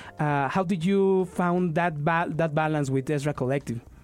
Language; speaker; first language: English; non-native, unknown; Spanish